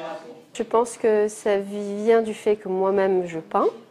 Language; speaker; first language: French; native; French